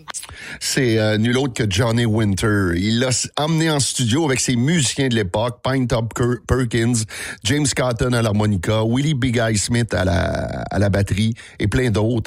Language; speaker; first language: French; native; French